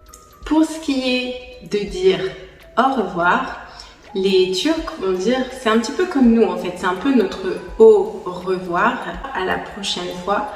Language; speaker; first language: French; native; French